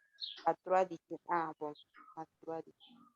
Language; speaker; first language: French; non-native, learner; Spanish